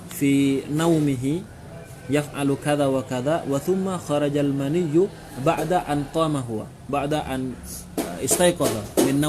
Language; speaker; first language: Arabic; non-native, fluent; Indonesian